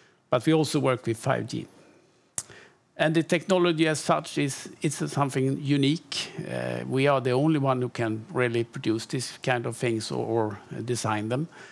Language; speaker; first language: English; non-native, fluent; Swedish